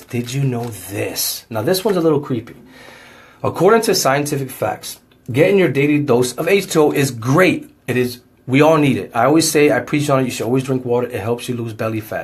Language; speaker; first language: English; native; English